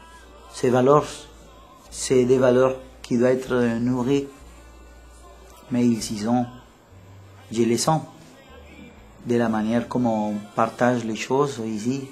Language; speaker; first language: French; non-native, fluent; Spanish